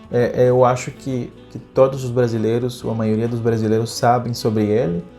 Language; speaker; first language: Portuguese; non-native, fluent; Spanish